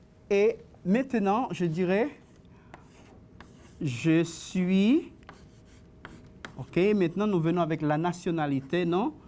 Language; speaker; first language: French; non-native, fluent; Spanish